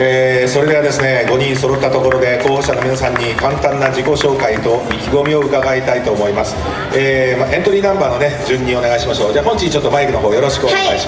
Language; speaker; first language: Japanese; native; Japanese